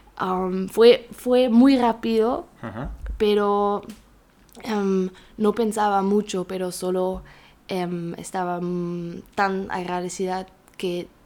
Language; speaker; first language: Spanish; non-native, learner; German